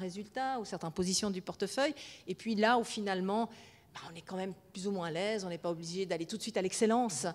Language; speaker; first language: French; native; French